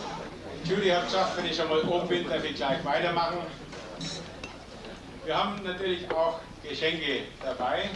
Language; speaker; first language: German; native; German